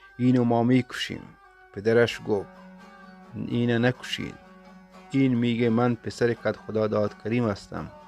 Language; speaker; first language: Persian; non-native, local second language; Baluchi